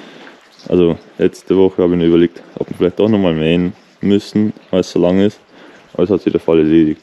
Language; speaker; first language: German; native; German